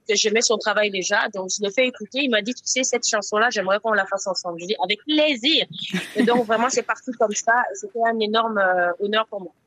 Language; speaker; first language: French; non-native, local second language; Mossi